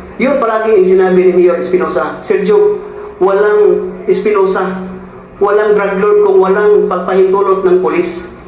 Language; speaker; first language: Filipino; non-native, local second language; Cebuano